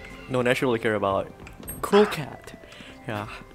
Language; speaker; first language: English; non-native, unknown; Indonesian